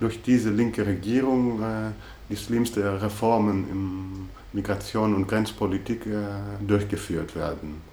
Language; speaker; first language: German; non-native, fluent; Greek